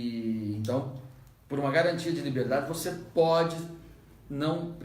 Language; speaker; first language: Portuguese; native; Portuguese